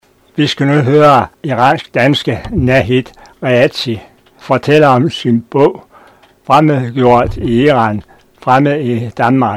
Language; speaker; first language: Danish; native; Danish